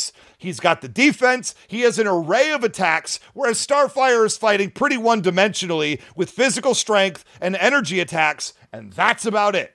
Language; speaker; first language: English; native; English